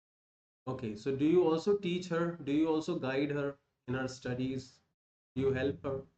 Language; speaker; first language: English; non-native, local second language; Hindi